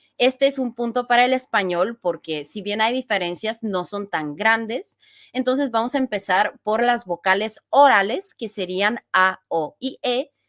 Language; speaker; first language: Spanish; non-native, fluent; Bulgarian